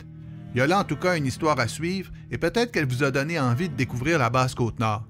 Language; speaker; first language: French; native; French